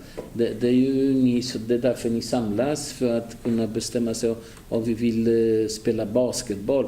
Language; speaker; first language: Swedish; non-native, fluent; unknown